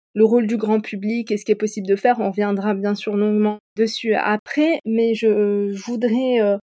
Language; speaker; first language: French; native; French